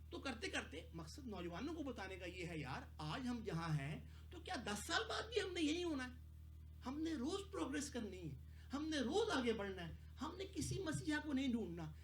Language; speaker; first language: Urdu; native; Urdu